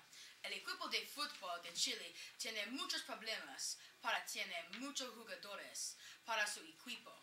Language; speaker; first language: Spanish; non-native, learner; English